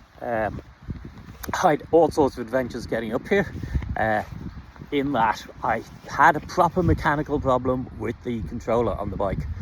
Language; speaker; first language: English; native; English